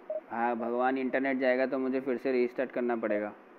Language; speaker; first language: Hindi; non-native, local second language; Bangla